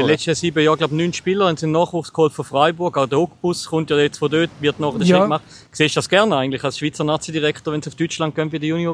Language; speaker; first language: German; native; German